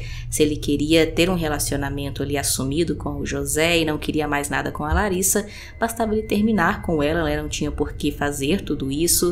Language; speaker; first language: Portuguese; native; Portuguese